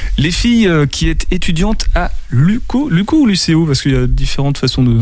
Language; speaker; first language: French; native; French